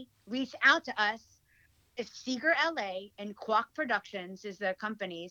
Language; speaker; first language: English; early bilingual, other home language; Hiligaynon